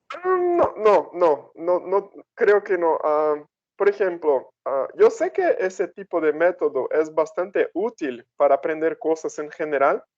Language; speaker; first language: Spanish; non-native, fluent; Portuguese